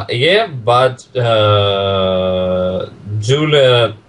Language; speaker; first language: English; non-native, learner; Russian